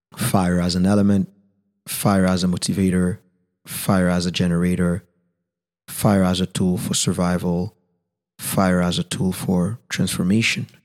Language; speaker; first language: English; non-native, fluent; Haitian Creole